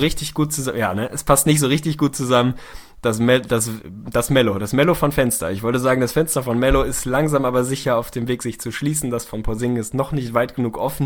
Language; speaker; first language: German; native; German